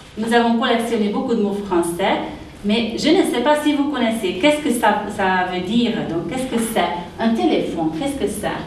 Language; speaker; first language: French; non-native, fluent; Hungarian